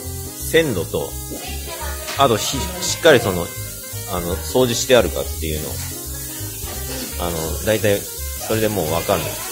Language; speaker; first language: Japanese; native; Japanese